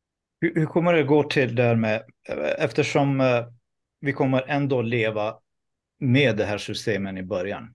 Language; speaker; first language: Swedish; non-native, fluent; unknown